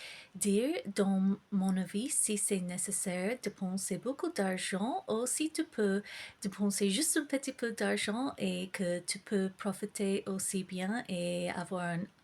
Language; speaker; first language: French; non-native, fluent; English